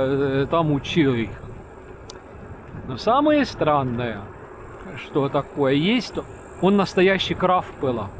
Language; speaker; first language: Russian; non-native, learner; Estonian